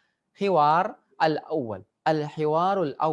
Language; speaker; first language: Arabic; non-native, fluent; Indonesian